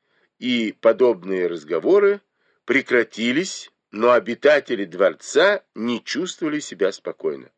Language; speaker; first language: Russian; native; Russian